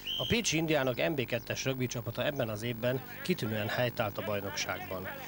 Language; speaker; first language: Hungarian; native; Hungarian